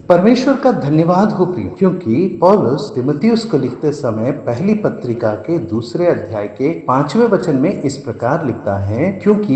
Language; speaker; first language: Hindi; native; Hindi